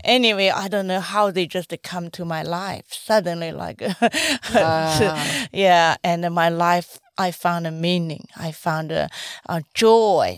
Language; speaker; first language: English; non-native, fluent; Chinese